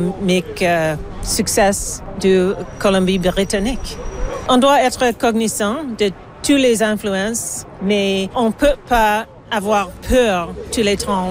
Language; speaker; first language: French; non-native, learner; English